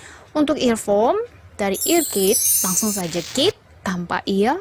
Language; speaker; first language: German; non-native, fluent; Indonesian